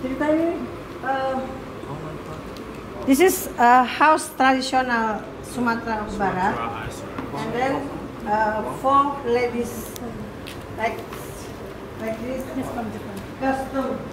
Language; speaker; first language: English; non-native, learner; Indonesian